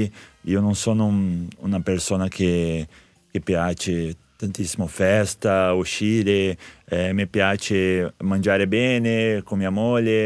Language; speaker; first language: Italian; non-native, fluent; Portuguese